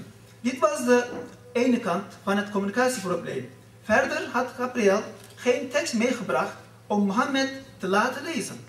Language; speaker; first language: Dutch; non-native, fluent; Turkish